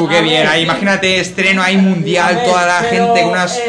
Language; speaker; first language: Spanish; native; Spanish